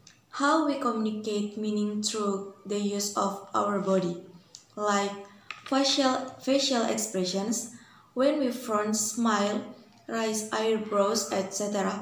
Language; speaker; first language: English; non-native, fluent; Indonesian